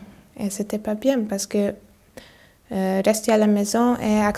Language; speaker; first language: French; non-native, learner; Hungarian